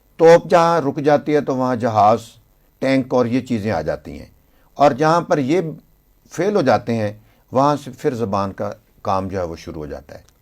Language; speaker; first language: Urdu; non-native, local second language; Punjabi